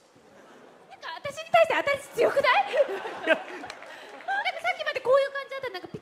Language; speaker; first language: Japanese; native; Japanese